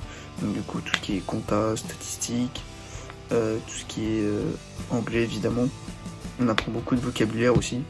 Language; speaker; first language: French; native; French